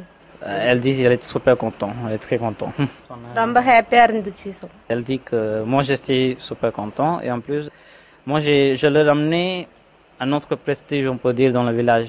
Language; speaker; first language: French; non-native, fluent; Tamil